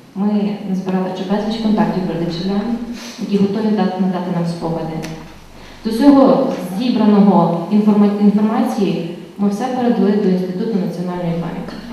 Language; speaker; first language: Ukrainian; native; Ukrainian